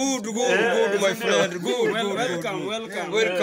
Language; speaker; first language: English; non-native, learner; Swahili